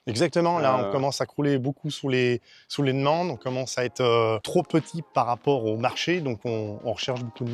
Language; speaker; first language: French; native; French